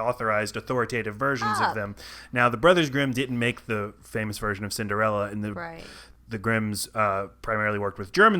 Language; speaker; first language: English; native; English